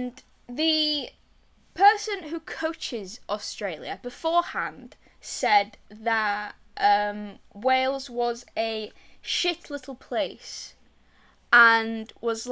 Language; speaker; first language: English; native; English